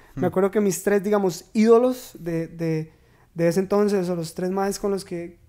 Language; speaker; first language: Spanish; native; Spanish